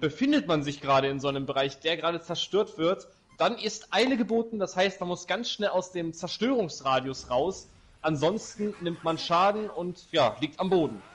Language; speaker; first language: German; native; German